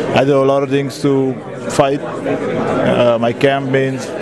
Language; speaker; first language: English; non-native, fluent; Dutch